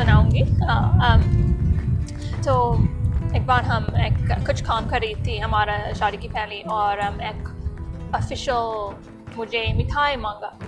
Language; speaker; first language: Hindi; non-native, learner; English